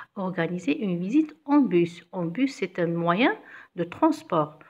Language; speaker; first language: French; non-native, local second language; Arabic